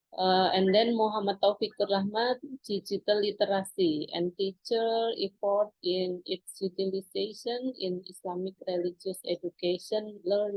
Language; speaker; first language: English; non-native, fluent; Indonesian